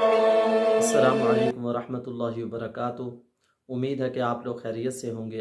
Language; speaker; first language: Urdu; native; Urdu